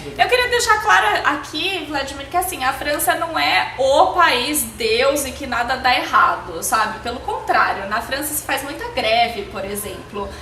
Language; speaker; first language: Portuguese; native; Portuguese